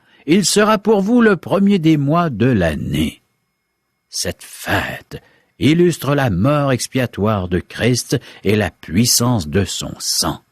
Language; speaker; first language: French; native; French